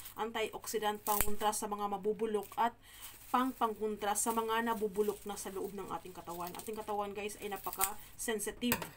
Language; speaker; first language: Filipino; non-native, local second language; Cebuano